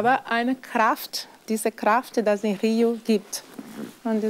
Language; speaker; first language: German; non-native, fluent; Portuguese